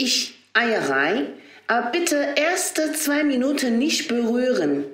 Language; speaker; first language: German; non-native, learner; Chinese